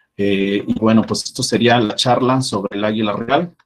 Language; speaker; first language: Spanish; native; Spanish